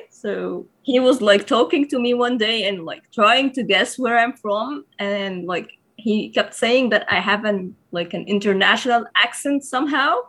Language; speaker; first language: English; non-native, fluent; Arabic